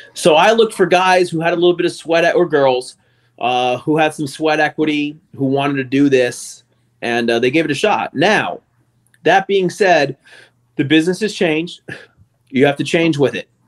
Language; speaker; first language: English; native; English